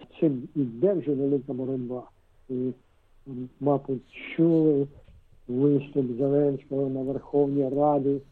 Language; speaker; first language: Ukrainian; non-native, local second language; Russian